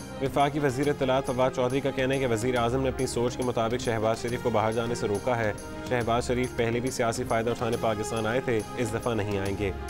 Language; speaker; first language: Urdu; native; Urdu